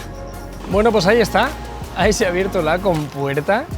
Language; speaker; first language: Spanish; native; Spanish